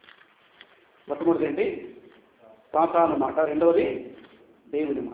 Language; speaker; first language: Telugu; native; Telugu